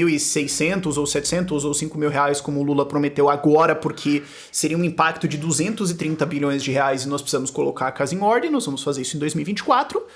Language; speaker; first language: Portuguese; native; Portuguese